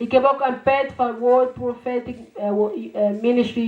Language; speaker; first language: Dutch; non-native, fluent; Lingala